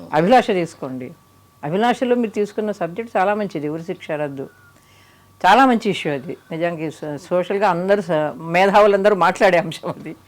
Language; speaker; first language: Telugu; native; Telugu